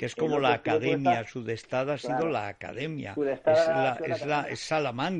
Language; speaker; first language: Spanish; native; Spanish